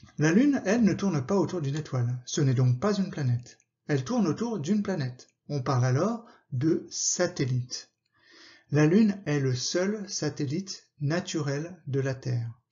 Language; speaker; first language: French; native; French